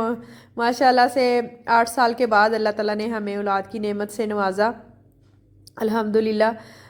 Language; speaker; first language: Urdu; native; Urdu